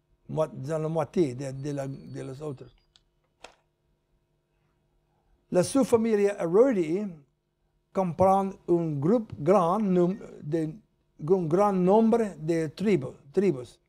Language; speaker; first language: French; non-native, learner; English